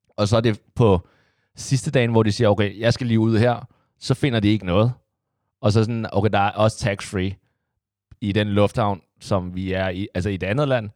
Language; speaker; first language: Danish; non-native, fluent; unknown